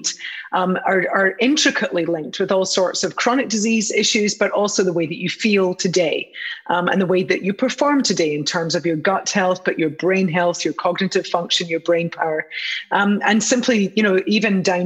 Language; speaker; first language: English; native; English